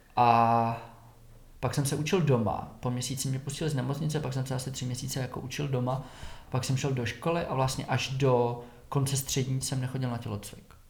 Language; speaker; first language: Czech; native; Czech